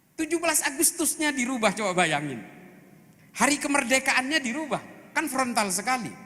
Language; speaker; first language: Indonesian; non-native, local second language; Madurese